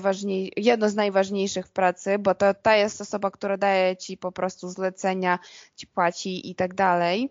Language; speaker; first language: Polish; non-native, fluent; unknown